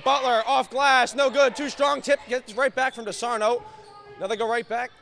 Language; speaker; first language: English; native; English